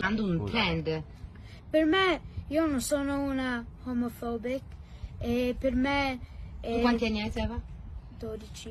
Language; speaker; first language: Italian; early bilingual, heritage; Italian